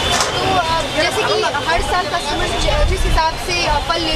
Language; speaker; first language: Hindi; native; Hindi